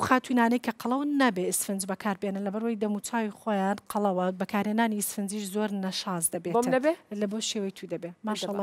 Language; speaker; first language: Central Kurdish; non-native, local second language; Kurdish